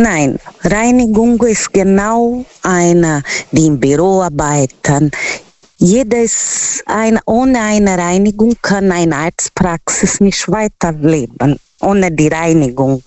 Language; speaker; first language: German; non-native, learner; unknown